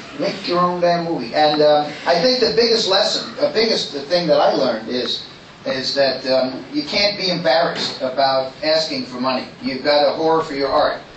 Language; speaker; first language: English; native; English